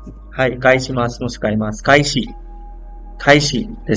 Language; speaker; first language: Japanese; non-native, fluent; Hindi